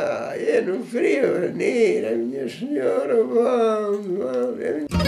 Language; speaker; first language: Portuguese; non-native, fluent; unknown